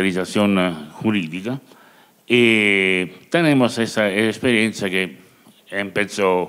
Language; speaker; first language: Spanish; non-native, learner; Italian